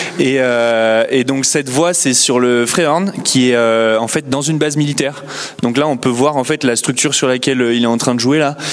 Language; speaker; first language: French; native; French